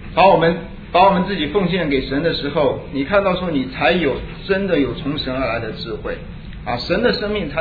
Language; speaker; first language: Chinese; native; Chinese